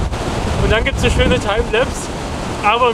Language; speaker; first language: German; native; German